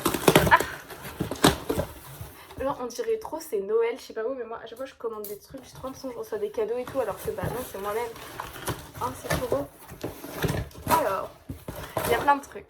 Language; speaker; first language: French; native; French